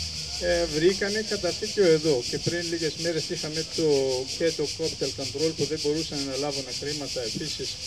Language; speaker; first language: Greek; non-native, fluent; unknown